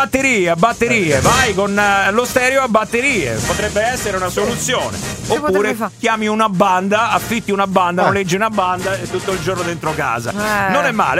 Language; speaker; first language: Italian; native; Italian